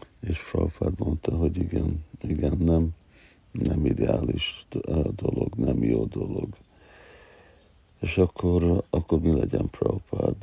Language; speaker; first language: Hungarian; early bilingual, heritage; Hungarian